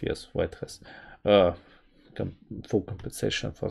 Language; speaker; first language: English; non-native, fluent; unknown